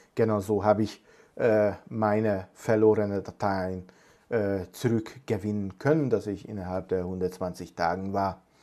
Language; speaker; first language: German; non-native, fluent; Hungarian